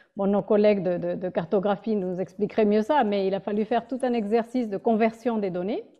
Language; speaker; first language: French; non-native, fluent; Spanish